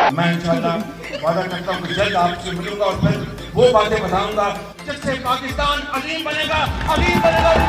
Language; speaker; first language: Urdu; non-native, local second language; Punjabi